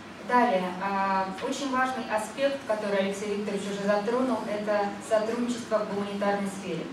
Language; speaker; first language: Russian; native; Russian